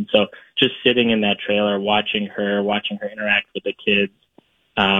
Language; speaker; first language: English; native; English